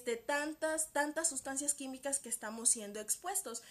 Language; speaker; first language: Spanish; native; Spanish